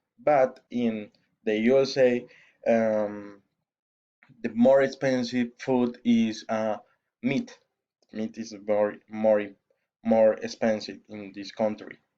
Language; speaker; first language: English; non-native, learner; Spanish